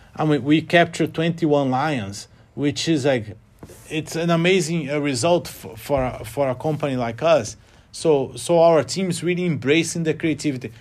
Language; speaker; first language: English; non-native, fluent; Portuguese